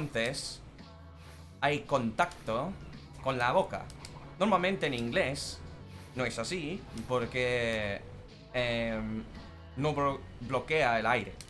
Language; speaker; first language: Spanish; non-native, fluent; English